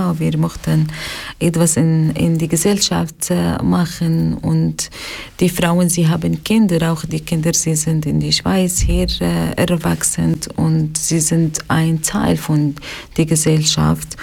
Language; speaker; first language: German; non-native, learner; Arabic